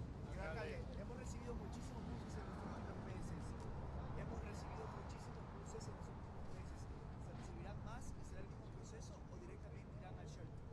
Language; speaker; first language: Spanish; native; Spanish